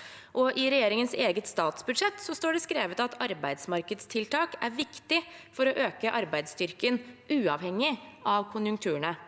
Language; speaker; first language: Norwegian; native; Norwegian